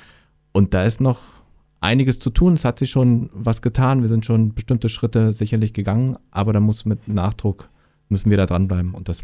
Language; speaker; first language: German; native; German